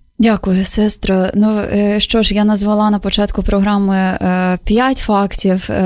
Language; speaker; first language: Ukrainian; native; Ukrainian